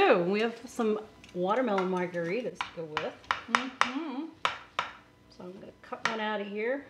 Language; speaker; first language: English; native; English